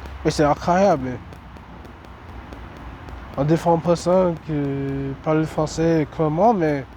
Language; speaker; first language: French; non-native, learner; English